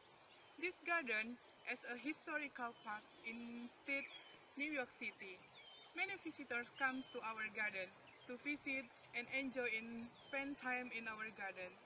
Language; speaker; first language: English; non-native, learner; Indonesian